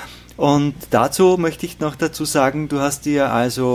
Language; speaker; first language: German; native; German